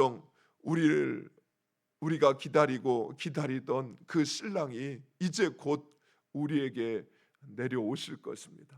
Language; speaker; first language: Korean; native; Korean